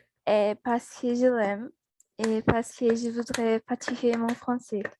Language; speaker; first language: French; non-native, learner; Portuguese